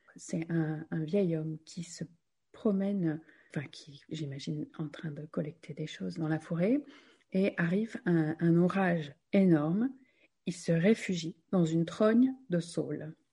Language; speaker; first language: French; native; French